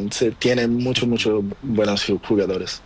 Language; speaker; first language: Spanish; non-native, learner; Portuguese